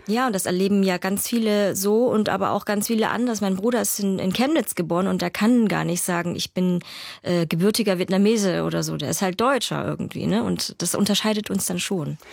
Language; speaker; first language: German; early bilingual, other home language; Vietnamese